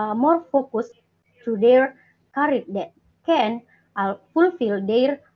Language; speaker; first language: English; non-native, learner; Indonesian